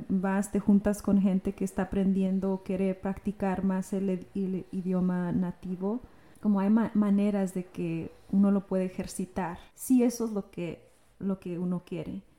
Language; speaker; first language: Spanish; early bilingual, heritage; Spanish